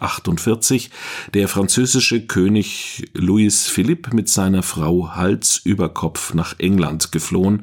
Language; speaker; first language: German; native; German